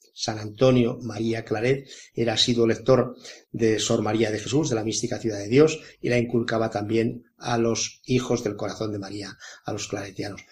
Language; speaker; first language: Spanish; native; Spanish